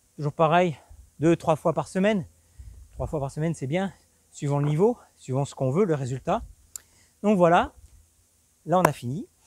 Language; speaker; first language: French; native; French